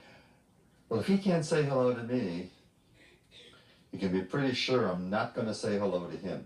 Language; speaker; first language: English; native; English